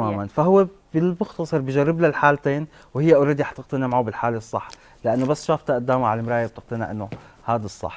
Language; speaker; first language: Arabic; native; Arabic